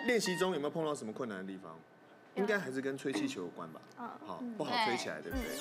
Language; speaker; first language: Chinese; native; Chinese